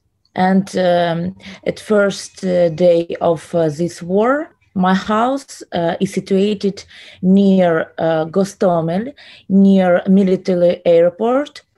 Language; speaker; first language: English; non-native, learner; Ukrainian